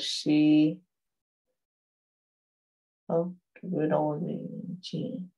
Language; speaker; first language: English; non-native, learner; Vietnamese